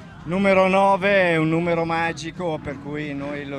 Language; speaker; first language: Italian; native; Italian